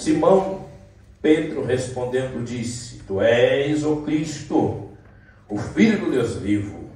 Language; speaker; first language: Portuguese; native; Portuguese